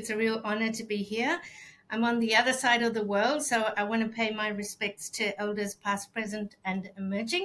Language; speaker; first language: English; non-native, fluent; Spanish